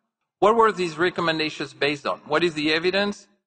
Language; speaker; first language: English; non-native, fluent; French